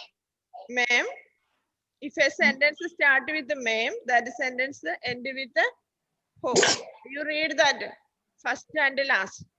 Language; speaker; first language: English; non-native, local second language; Malayalam